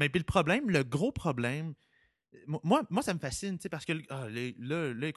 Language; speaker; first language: French; native; French